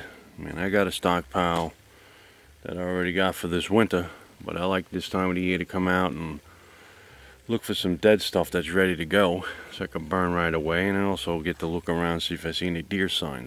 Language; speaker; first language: English; native; English